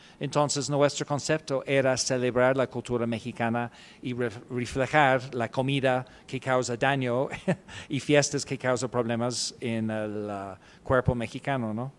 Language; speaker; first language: Spanish; non-native, fluent; English